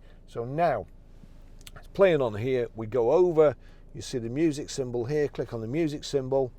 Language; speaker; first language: English; native; English